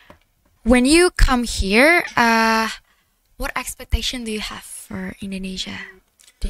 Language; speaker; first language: English; non-native, learner; Indonesian